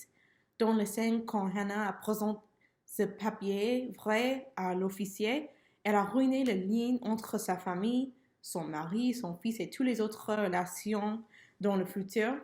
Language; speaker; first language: French; non-native, learner; English